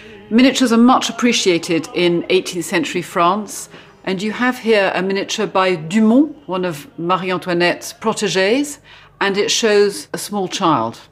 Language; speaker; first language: English; native; English